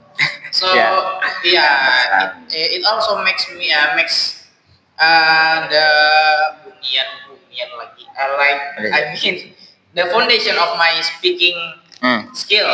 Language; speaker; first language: English; non-native, learner; Indonesian